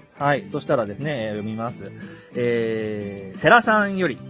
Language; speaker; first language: Japanese; non-native, fluent; Malay